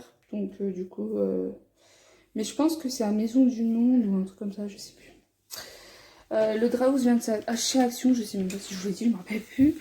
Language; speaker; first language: French; native; French